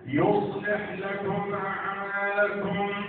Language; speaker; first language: Arabic; native; Arabic